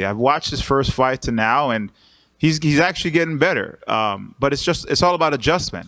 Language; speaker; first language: English; native; English